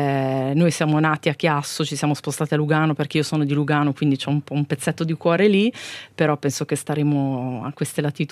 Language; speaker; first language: Italian; native; Italian